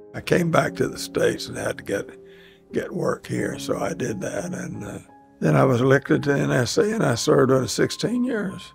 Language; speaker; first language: English; native; English